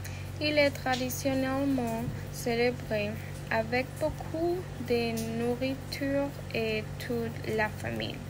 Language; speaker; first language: French; non-native, learner; Spanish